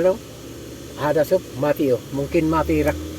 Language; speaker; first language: Arabic; non-native, learner; Filipino